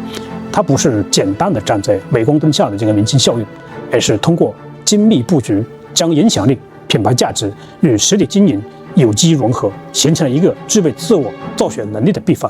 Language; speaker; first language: Chinese; native; Chinese